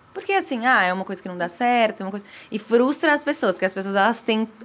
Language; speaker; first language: Portuguese; native; Portuguese